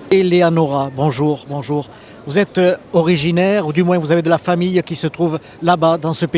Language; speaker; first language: French; native; French